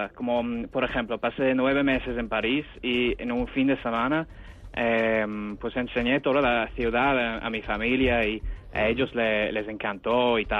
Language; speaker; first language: Spanish; non-native, fluent; English